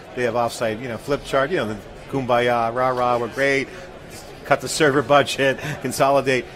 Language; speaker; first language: English; native; English